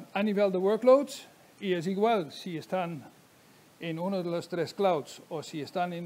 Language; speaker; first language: Spanish; non-native, fluent; Dutch